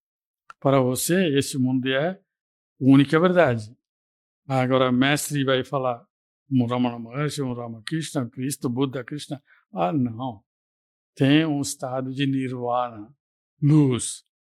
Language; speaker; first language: Portuguese; non-native, fluent; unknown